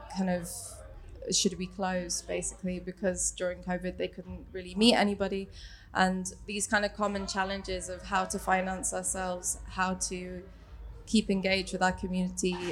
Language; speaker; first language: English; native; English